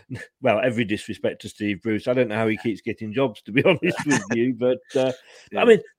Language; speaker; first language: English; native; English